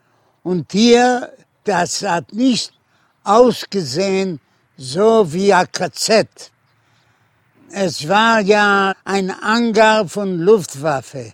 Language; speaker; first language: German; non-native, fluent; Yiddish